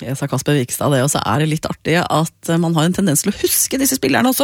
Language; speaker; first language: Norwegian; native; Norwegian